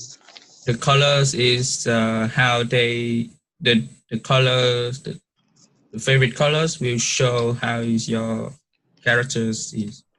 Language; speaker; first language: English; non-native, learner; Vietnamese